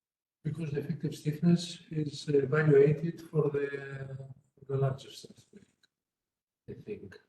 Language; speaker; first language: English; non-native, fluent; Greek